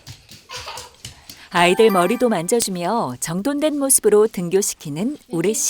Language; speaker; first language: Korean; native; Korean